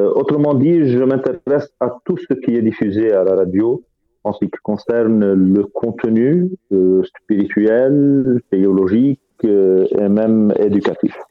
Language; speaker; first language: French; non-native, fluent; Arabic